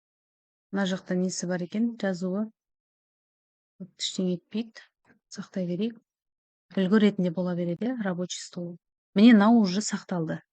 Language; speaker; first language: Kazakh; native; Kazakh